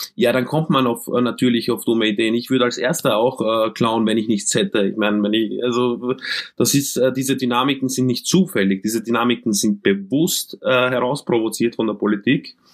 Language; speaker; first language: German; early bilingual, other home language; Croatian